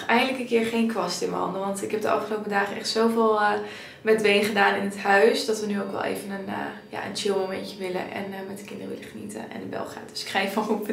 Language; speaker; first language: Dutch; native; Dutch